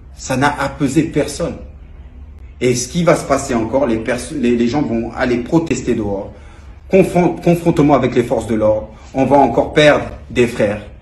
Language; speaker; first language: French; native; French